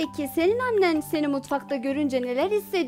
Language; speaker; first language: Turkish; native; Turkish